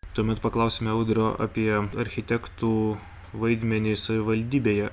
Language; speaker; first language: Lithuanian; native; Lithuanian